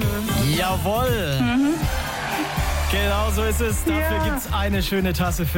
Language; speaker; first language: German; native; German